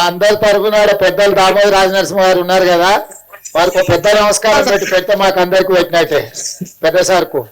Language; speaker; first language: Telugu; native; Telugu